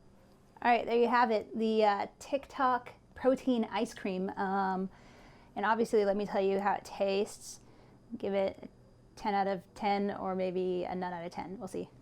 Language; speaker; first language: English; native; English